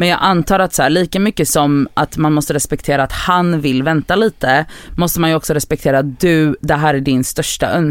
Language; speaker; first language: Swedish; native; Swedish